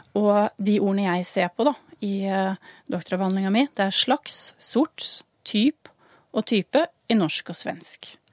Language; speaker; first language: Norwegian; native; Norwegian